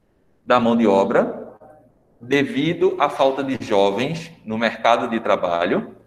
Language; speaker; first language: Portuguese; native; Portuguese